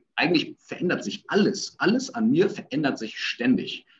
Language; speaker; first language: German; native; German